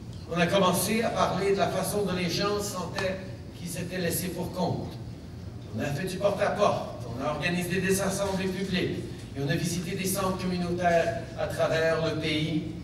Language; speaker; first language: French; early bilingual, heritage; French